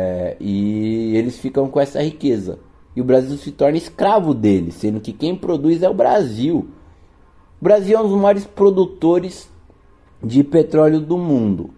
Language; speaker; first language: Portuguese; native; Portuguese